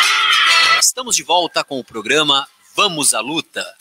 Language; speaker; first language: Portuguese; native; Portuguese